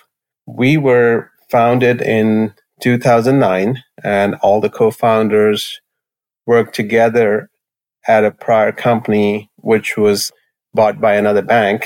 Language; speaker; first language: English; non-native, local second language; Hindi